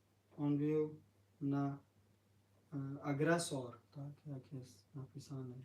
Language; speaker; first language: Polish; non-native, learner; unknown